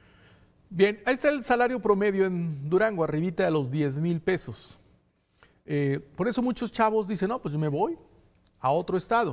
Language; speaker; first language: Spanish; native; Spanish